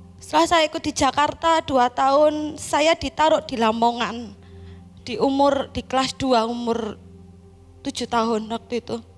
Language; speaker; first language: Indonesian; non-native, local second language; Javanese